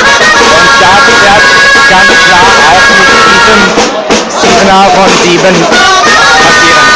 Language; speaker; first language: German; non-native, fluent; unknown